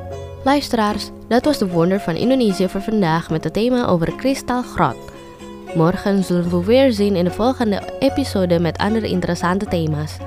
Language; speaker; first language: Dutch; non-native, fluent; Indonesian